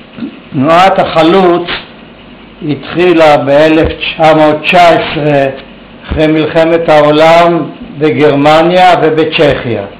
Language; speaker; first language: Hebrew; early bilingual, other home language; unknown